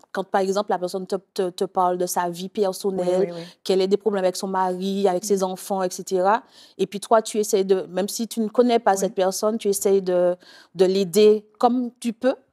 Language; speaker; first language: French; native; French